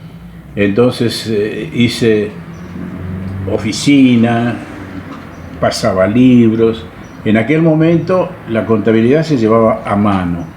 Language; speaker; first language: Spanish; native; Spanish